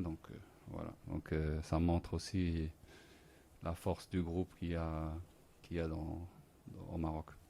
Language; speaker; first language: French; non-native, local second language; Arabic